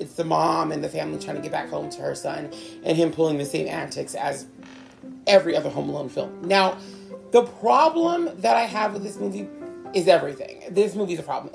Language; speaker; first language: English; native; English